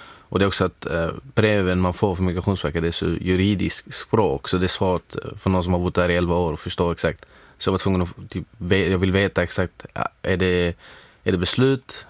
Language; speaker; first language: Swedish; non-native, fluent; Arabic